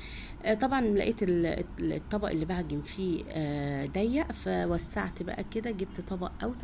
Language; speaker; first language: Arabic; native; Arabic